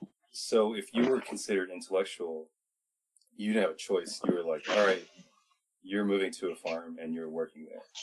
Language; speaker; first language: English; early bilingual, other home language; Chinese